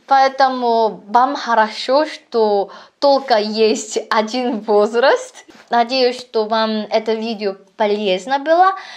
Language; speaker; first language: Russian; non-native, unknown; Korean